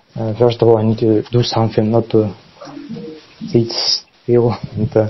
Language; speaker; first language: English; non-native, learner; Russian